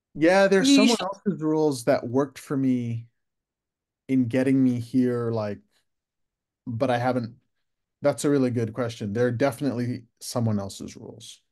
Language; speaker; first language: English; native; English